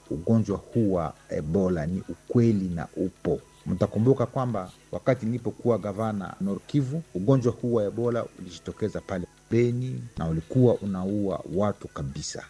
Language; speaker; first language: Swahili; non-native, local second language; Nande